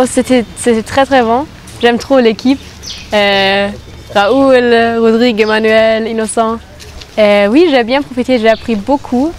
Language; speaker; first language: French; non-native, fluent; German